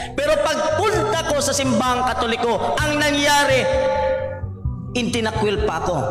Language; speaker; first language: Filipino; non-native, local second language; Cebuano